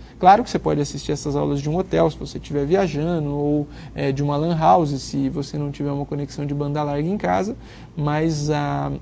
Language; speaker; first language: Portuguese; native; Portuguese